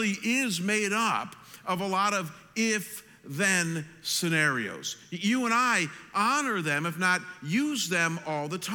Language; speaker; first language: English; native; English